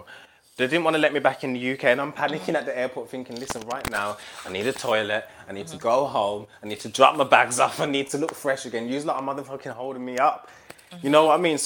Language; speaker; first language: English; native; English